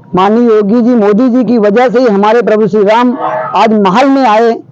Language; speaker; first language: Hindi; native; Hindi